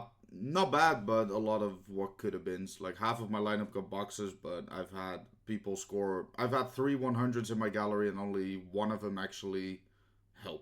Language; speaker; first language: English; non-native, fluent; Dutch